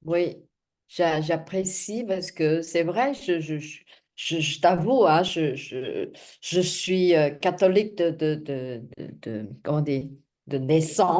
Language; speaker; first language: French; non-native, fluent; Chinese